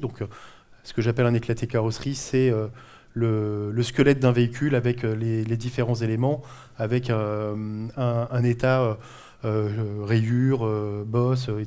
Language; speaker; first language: French; native; French